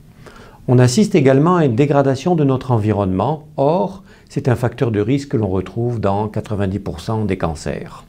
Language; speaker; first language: French; native; French